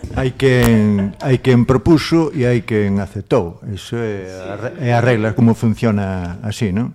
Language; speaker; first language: Galician; non-native, local second language; Spanish